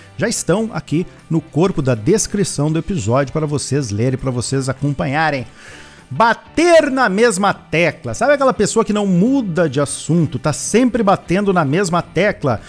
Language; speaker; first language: Portuguese; native; Portuguese